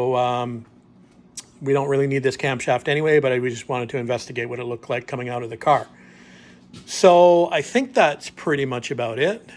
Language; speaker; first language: English; native; English